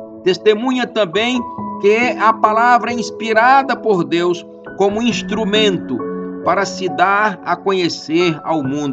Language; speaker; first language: Portuguese; native; Portuguese